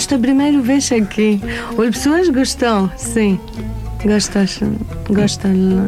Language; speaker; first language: Portuguese; non-native, learner; Arabic